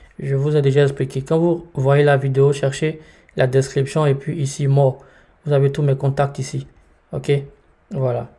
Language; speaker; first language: French; native; French